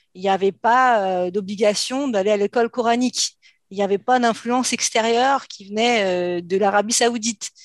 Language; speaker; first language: French; native; French